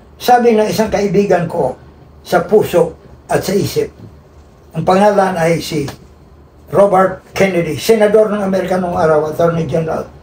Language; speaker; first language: Filipino; non-native, local second language; Cebuano